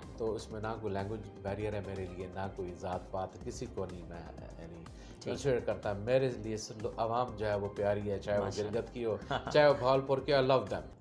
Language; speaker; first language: Urdu; non-native, local second language; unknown